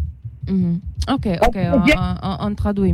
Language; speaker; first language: French; non-native, learner; Italian